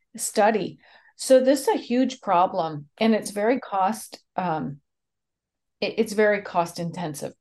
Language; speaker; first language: English; native; English